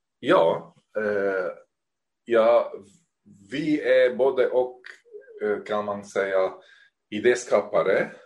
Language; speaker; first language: Swedish; non-native, fluent; Arabic